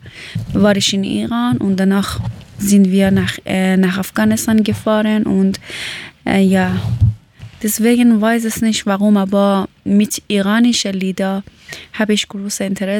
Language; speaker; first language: German; non-native, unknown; Persian